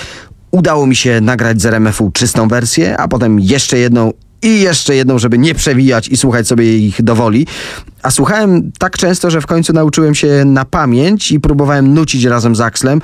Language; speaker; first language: Polish; native; Polish